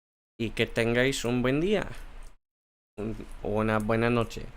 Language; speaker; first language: Spanish; non-native, fluent; English